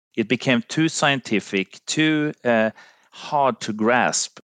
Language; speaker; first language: English; non-native, fluent; Finnish